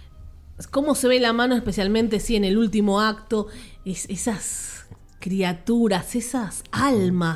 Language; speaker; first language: Spanish; native; Spanish